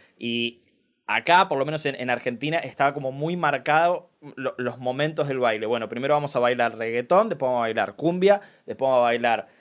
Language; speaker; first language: Spanish; native; Spanish